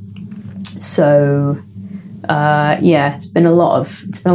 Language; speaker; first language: English; native; English